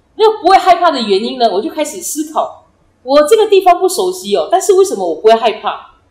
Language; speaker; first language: Chinese; early bilingual, heritage; Chinese